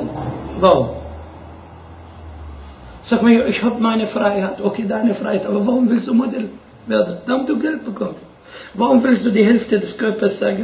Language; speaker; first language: German; non-native, fluent; Arabic